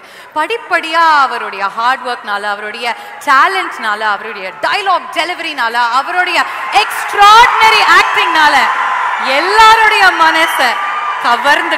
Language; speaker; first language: Tamil; native; Tamil